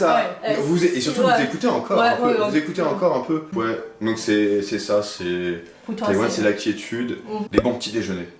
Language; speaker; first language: French; native; French